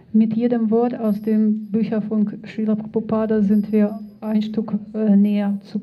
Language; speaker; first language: German; non-native, fluent; Russian